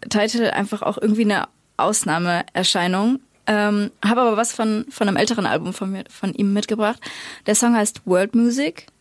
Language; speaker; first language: German; native; German